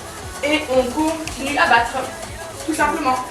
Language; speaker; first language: French; non-native, learner; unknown